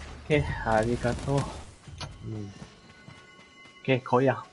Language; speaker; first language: Japanese; non-native, learner; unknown